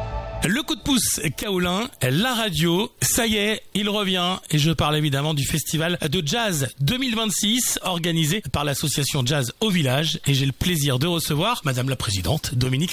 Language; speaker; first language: French; native; French